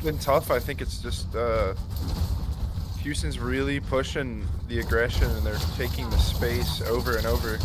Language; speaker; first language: English; native; English